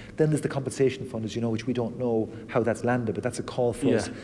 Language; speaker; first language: English; native; English